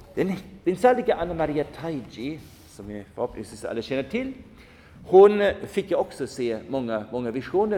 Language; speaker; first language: Swedish; non-native, fluent; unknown